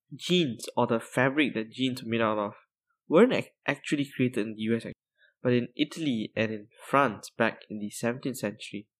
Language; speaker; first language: English; non-native, local second language; Tamil